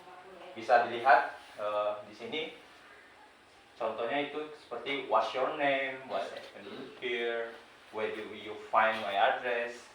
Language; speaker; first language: English; non-native, learner; Indonesian